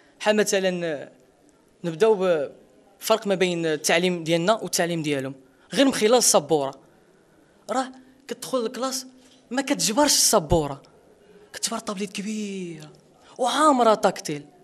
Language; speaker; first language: Arabic; non-native, local second language; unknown